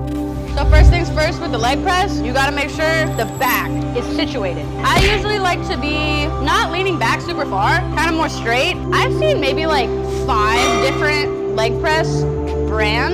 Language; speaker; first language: English; native; English